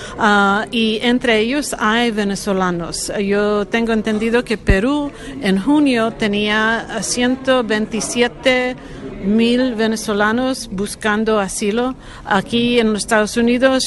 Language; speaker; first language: Spanish; non-native, learner; English